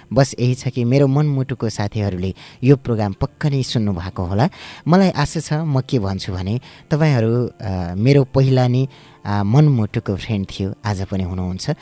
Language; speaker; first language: Nepali; native; Nepali